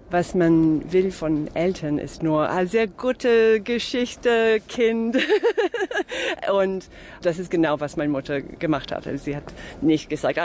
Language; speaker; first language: German; non-native, fluent; English